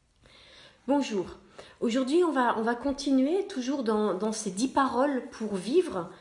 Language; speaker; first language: French; native; French